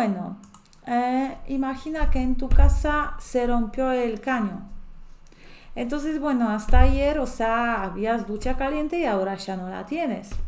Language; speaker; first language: Spanish; non-native, fluent; Polish